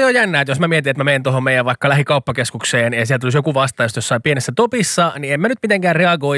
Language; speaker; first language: Finnish; native; Finnish